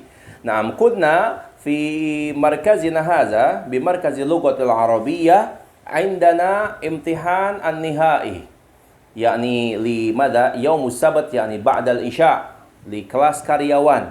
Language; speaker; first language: Arabic; non-native, fluent; Indonesian